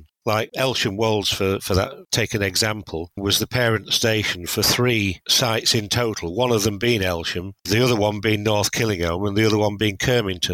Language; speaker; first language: English; native; English